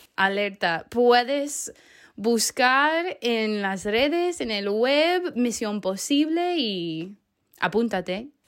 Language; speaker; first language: Spanish; non-native, fluent; English